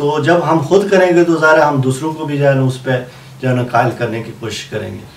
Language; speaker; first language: Urdu; non-native, local second language; Punjabi